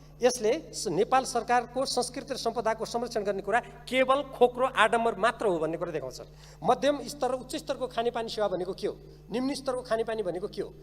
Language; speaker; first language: Nepali; native; Nepali